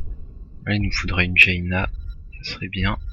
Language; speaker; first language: French; native; French